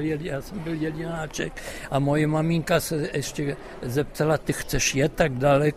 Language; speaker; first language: Czech; non-native, local second language; German